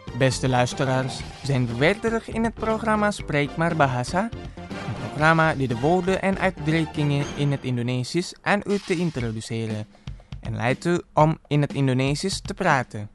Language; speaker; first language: Dutch; non-native, learner; Indonesian